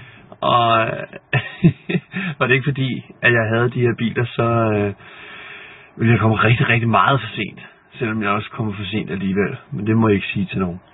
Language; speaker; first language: Danish; native; Danish